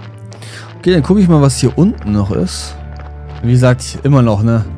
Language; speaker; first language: German; native; German